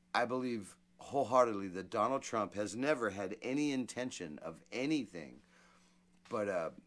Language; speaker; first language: English; native; English